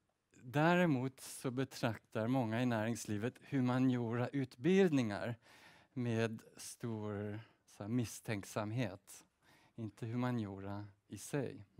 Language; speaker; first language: Swedish; early bilingual, heritage; Swedish